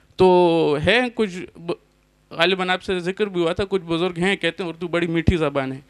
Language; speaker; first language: Urdu; non-native, local second language; Northern Hindko